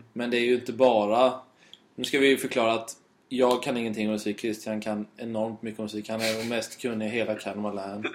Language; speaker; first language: Swedish; native; Swedish